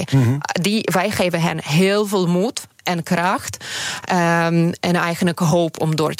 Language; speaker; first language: Dutch; non-native, fluent; Ukrainian